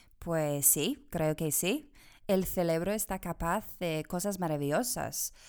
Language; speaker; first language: Spanish; non-native, fluent; English